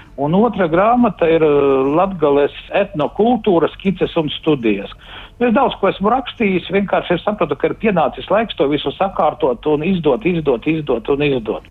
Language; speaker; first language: Latvian; native; Latvian